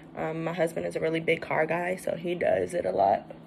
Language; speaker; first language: English; native; English